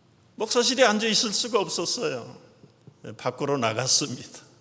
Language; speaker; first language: Korean; native; Korean